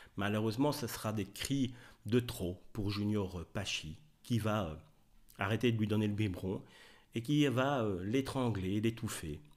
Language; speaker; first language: French; native; French